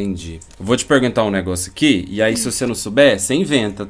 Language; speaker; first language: Portuguese; native; Portuguese